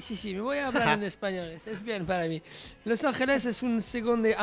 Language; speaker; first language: Spanish; non-native, learner; French